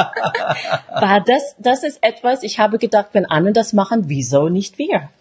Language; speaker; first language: German; non-native, fluent; English